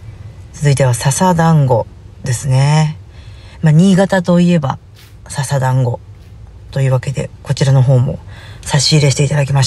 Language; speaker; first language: Japanese; native; Japanese